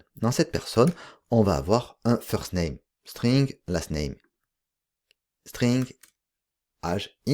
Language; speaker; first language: French; native; French